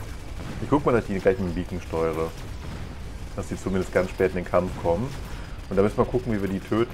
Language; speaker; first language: German; native; German